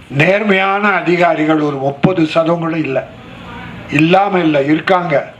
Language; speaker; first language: Tamil; native; Tamil